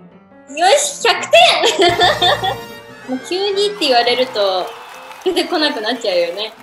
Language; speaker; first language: Japanese; native; Japanese